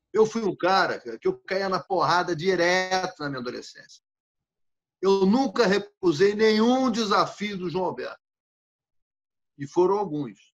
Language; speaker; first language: Portuguese; native; Portuguese